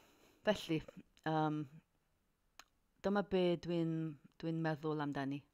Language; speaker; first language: Welsh; non-native, learner; English